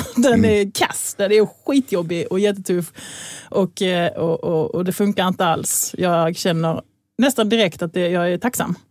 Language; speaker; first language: Swedish; native; Swedish